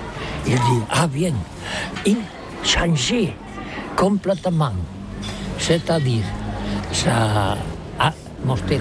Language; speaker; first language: French; non-native, learner; Catalan